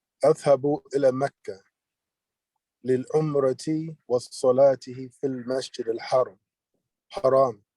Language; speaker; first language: Arabic; non-native, learner; English